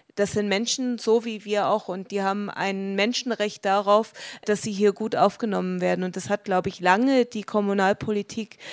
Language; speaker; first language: German; native; German